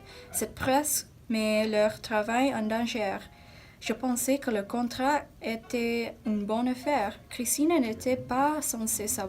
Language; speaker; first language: French; non-native, learner; English